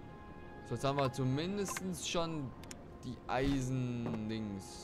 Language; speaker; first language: German; native; German